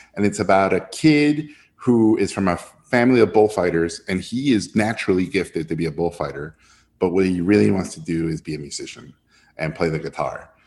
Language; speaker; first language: English; non-native, fluent; Spanish